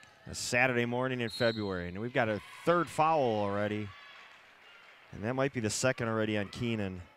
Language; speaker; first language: English; native; English